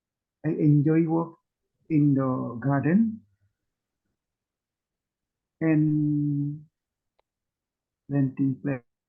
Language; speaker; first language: English; non-native, learner; Indonesian